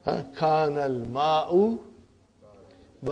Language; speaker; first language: Arabic; non-native, fluent; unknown